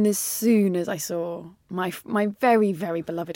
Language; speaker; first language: English; native; English